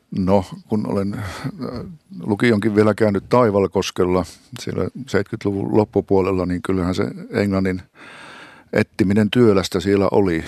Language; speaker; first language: Finnish; native; Finnish